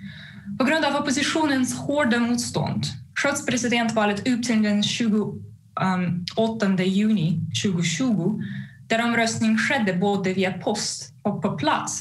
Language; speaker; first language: Swedish; non-native, fluent; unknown